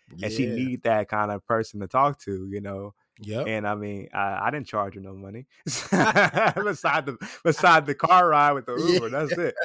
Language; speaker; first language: English; native; English